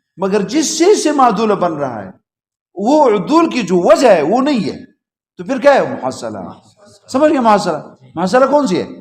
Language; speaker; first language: Urdu; non-native, local second language; Pashto